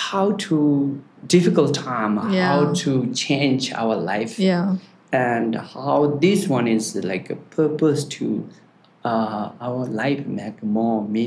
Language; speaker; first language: English; non-native, learner; Tibetan